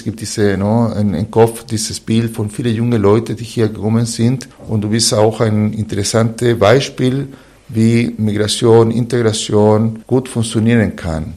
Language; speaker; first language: German; non-native, fluent; Spanish